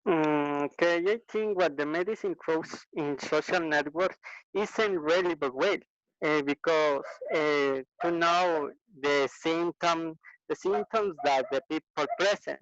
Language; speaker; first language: English; non-native, learner; Spanish